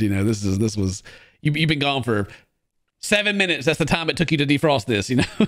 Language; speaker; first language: English; native; English